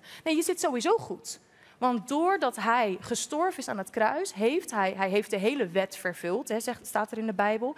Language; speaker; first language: Dutch; native; Dutch